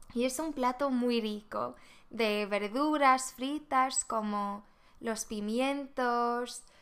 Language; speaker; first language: Spanish; non-native, fluent; Swedish